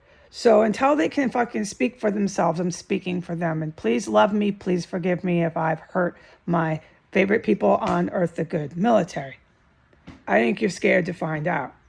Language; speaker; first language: English; native; English